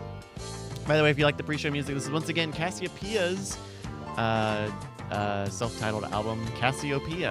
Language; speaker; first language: English; native; English